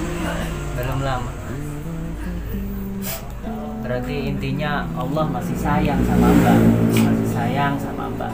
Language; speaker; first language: Indonesian; native; Indonesian